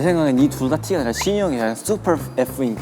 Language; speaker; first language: Korean; native; Korean